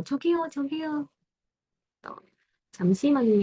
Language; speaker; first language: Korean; non-native, fluent; Indonesian